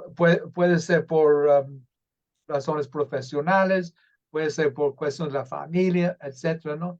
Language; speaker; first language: Spanish; non-native, fluent; English